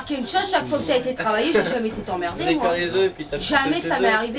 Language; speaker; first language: French; native; French